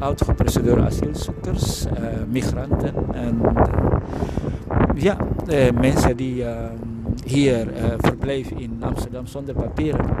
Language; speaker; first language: Dutch; non-native, fluent; Indonesian